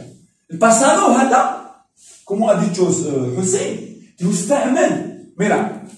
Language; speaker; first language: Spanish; non-native, fluent; Arabic